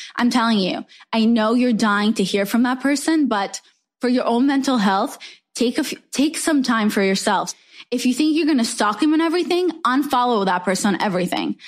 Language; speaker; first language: English; non-native, fluent; Hebrew